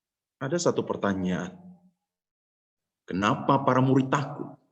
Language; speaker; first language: Indonesian; native; Indonesian